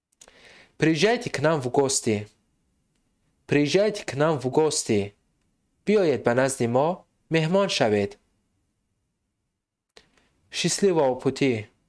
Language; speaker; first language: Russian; non-native, fluent; Tajik